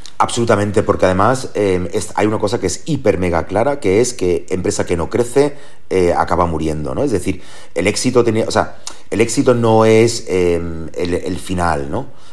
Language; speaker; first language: Spanish; early bilingual, heritage; Spanish